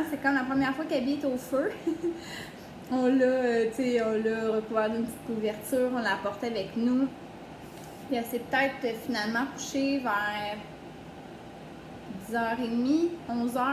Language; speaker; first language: French; native; French